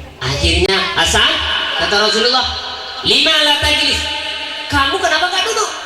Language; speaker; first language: Indonesian; non-native, local second language; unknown